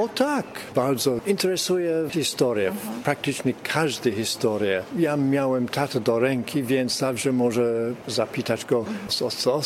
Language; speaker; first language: Polish; early bilingual, heritage; English